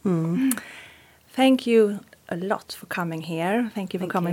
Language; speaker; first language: English; non-native, fluent; Swedish